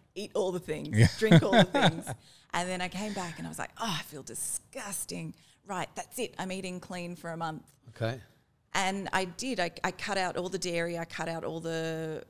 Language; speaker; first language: English; native; English